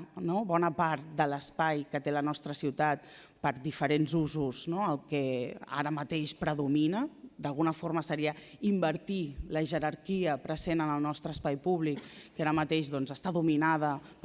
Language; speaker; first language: Catalan; native; Catalan